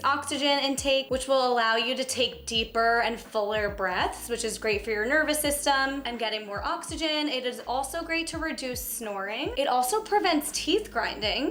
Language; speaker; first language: English; native; English